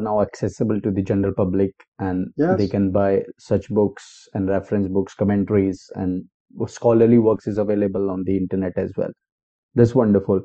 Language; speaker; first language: English; non-native, local second language; Hindi